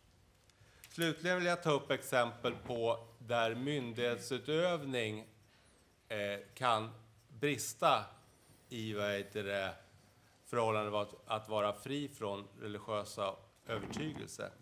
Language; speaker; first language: Swedish; native; Swedish